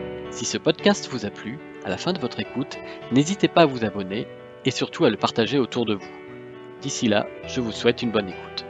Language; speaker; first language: French; native; French